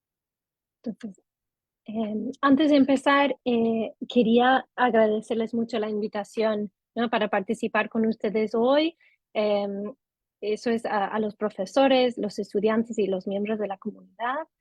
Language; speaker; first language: Spanish; non-native, fluent; English